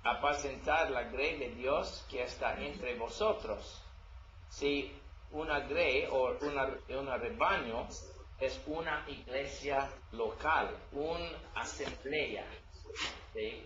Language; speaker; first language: Spanish; non-native, learner; English